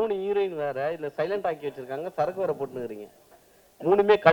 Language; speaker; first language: Tamil; native; Tamil